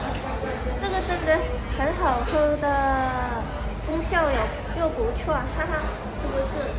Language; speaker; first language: Chinese; non-native, local second language; Cantonese